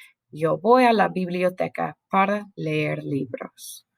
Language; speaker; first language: Spanish; non-native, fluent; English